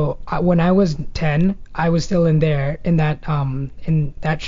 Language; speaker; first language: English; early bilingual, other home language; Telugu